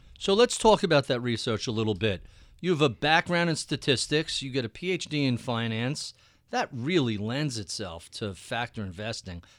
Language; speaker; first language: English; native; English